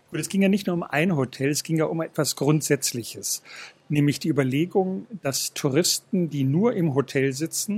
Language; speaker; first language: German; native; German